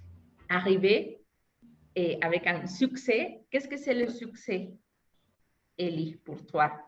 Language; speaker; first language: French; non-native, fluent; Spanish